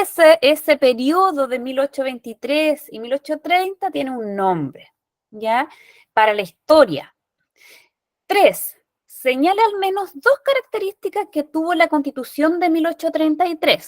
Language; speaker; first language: Spanish; native; Spanish